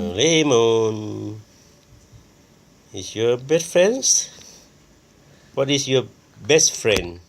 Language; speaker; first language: English; non-native, learner; Thai